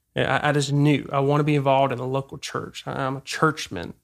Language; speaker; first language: English; native; English